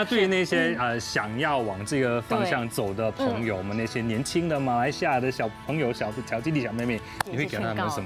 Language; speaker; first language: Chinese; native; Chinese